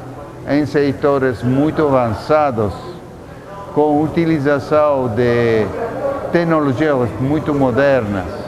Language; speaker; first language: Portuguese; non-native, fluent; Italian